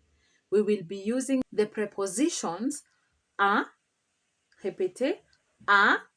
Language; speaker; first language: French; non-native, fluent; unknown